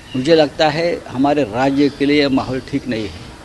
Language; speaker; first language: Hindi; non-native, local second language; Marathi